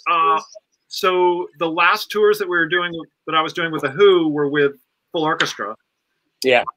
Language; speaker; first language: English; native; English